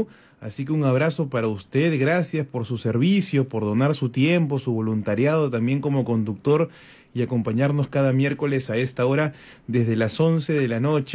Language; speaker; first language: Spanish; native; Spanish